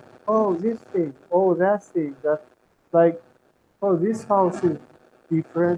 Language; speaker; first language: English; non-native, fluent; Turkmen